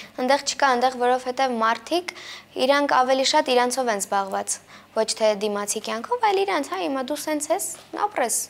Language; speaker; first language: Armenian; early bilingual, heritage; Armenian